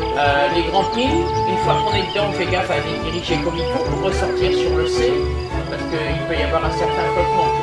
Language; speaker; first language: French; native; French